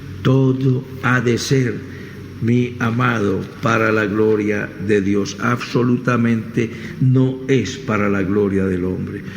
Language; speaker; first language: Spanish; native; Spanish